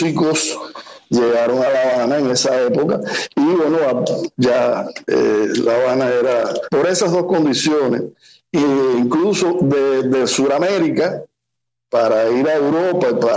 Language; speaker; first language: Spanish; native; Spanish